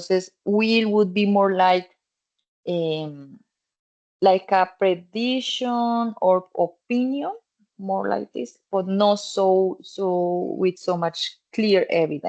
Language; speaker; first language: English; non-native, fluent; Spanish